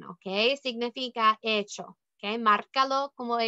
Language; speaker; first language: Spanish; non-native, learner; English